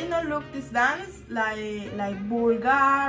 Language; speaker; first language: English; non-native, learner; Spanish